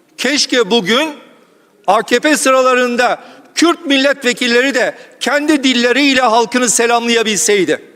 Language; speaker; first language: Turkish; non-native, local second language; Kurdish